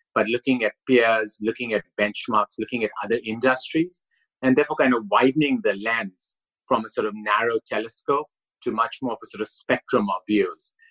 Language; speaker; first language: English; non-native, local second language; Urdu